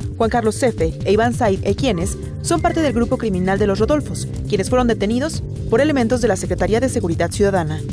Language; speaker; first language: Spanish; native; Spanish